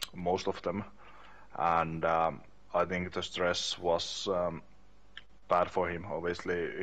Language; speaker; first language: English; non-native, learner; Finnish